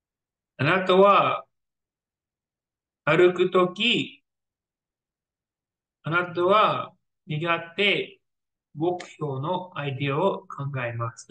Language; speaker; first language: Japanese; non-native, learner; English